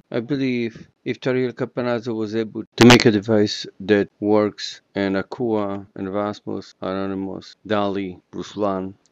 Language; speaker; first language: English; non-native, fluent; Polish